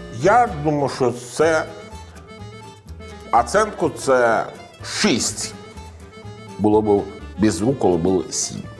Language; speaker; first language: Ukrainian; non-native, learner; Italian